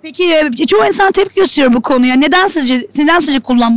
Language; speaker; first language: Turkish; native; Turkish